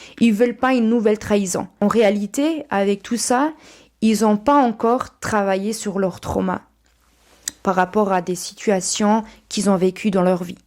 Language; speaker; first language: French; early bilingual, other home language; Portuguese